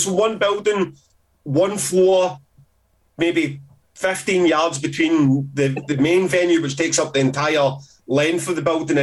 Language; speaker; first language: English; native; English